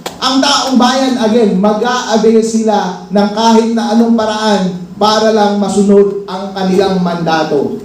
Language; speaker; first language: Filipino; non-native, local second language; Iloko